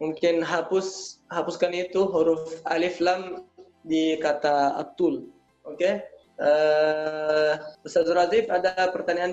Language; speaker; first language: Indonesian; non-native, learner; Arabic